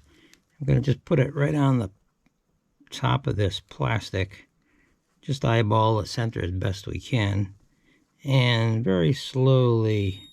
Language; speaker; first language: English; native; English